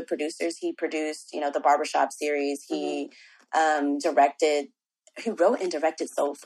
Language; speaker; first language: English; native; English